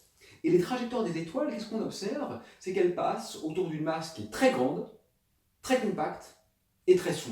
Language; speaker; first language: French; native; French